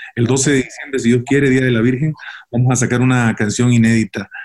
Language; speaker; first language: Spanish; native; Spanish